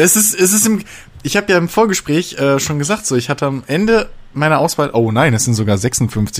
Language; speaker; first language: German; native; German